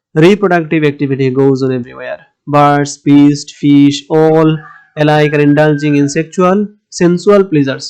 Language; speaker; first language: English; non-native, local second language; Bangla